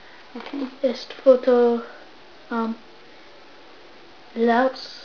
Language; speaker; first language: French; non-native, learner; English